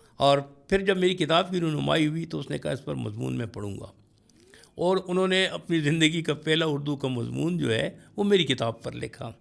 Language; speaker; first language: Urdu; non-native, local second language; Pashto